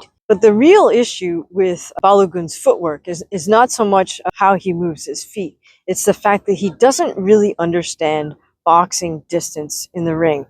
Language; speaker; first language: English; native; English